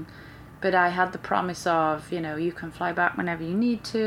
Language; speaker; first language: English; native; English